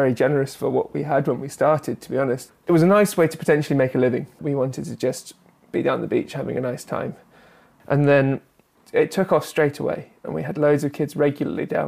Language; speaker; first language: English; native; English